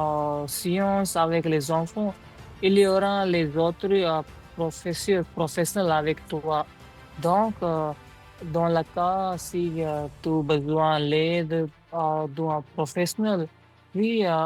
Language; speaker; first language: French; non-native, learner; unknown